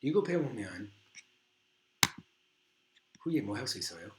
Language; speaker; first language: Korean; non-native, learner; English